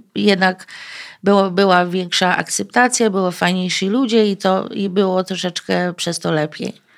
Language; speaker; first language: Polish; early bilingual, heritage; Polish